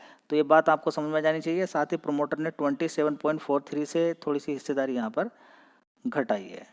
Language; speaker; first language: Hindi; native; Hindi